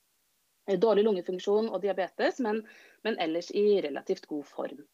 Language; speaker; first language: Norwegian; native; Norwegian